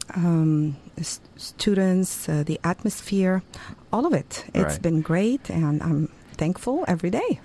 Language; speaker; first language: English; non-native, fluent; Arabic